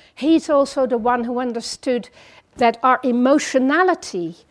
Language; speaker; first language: English; non-native, fluent; Dutch